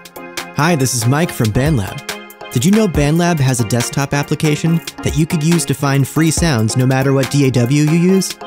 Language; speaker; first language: English; native; English